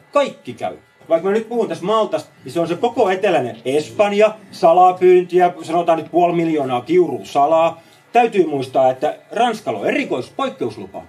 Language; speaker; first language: Finnish; native; Finnish